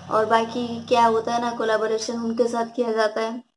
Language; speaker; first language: Hindi; native; Hindi